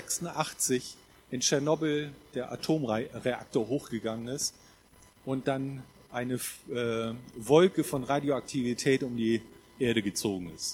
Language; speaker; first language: German; native; German